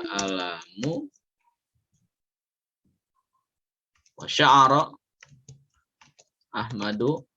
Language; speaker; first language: Arabic; non-native, fluent; Indonesian